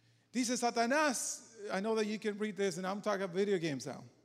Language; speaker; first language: English; non-native, fluent; Spanish